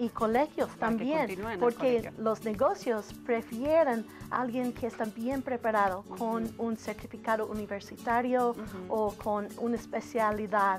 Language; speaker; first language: Spanish; non-native, learner; English